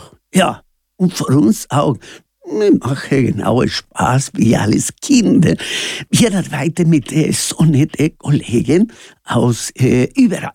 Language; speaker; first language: German; non-native, learner; Spanish